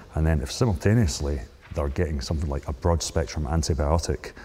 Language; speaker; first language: English; native; English